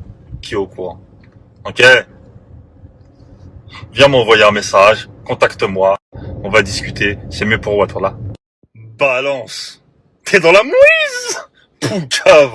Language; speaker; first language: French; native; French